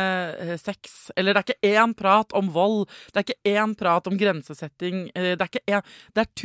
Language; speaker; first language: Norwegian; native; Norwegian